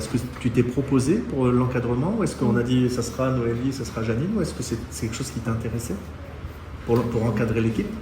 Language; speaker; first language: French; native; French